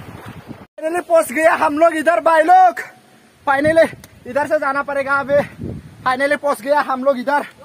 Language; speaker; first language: Hindi; non-native, local second language; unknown